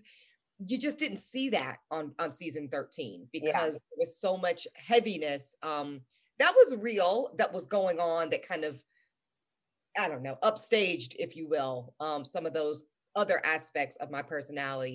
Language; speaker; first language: English; native; English